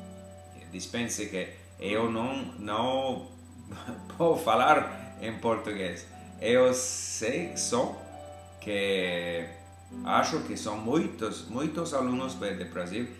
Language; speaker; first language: Spanish; non-native, fluent; English